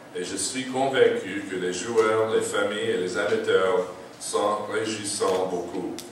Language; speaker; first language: French; non-native, local second language; English